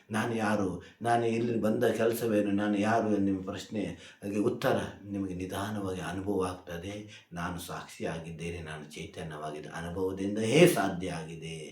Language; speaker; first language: Kannada; non-native, local second language; Hindi